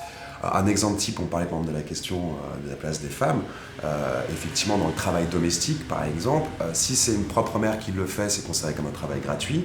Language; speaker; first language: French; native; French